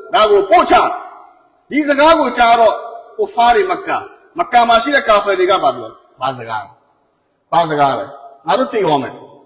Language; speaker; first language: Burmese; native; Burmese